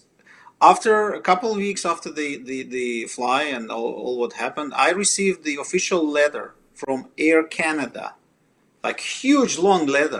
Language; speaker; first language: English; non-native, fluent; Russian